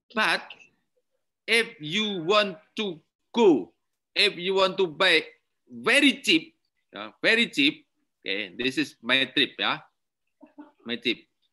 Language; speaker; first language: English; non-native, learner; Indonesian